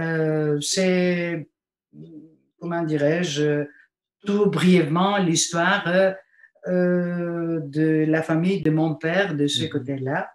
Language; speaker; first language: French; non-native, fluent; Bulgarian